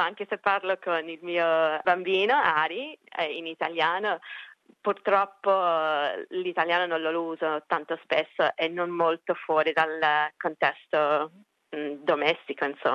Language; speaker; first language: Italian; early bilingual, heritage; Italian